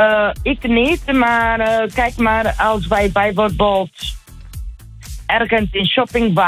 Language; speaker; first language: Dutch; non-native, learner; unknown